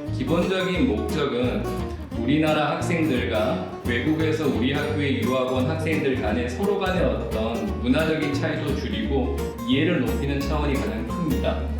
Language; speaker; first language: Korean; native; Korean